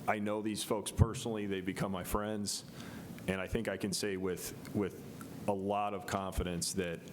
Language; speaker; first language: English; native; English